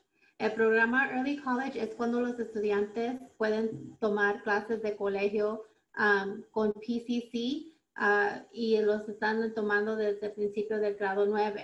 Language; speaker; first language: Spanish; early bilingual, heritage; Spanish